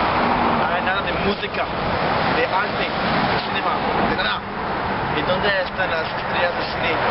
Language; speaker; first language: Spanish; non-native, learner; English